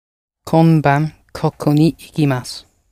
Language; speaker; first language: Japanese; non-native, learner; English